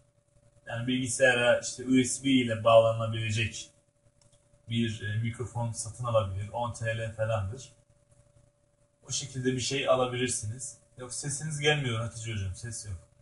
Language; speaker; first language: Turkish; native; Turkish